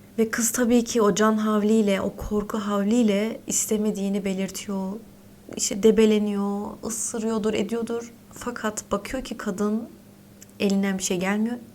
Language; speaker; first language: Turkish; early bilingual, heritage; Turkish